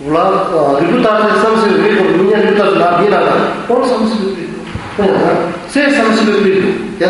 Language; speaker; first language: Russian; non-native, learner; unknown